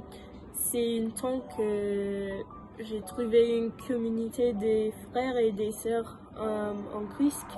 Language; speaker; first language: French; non-native, learner; English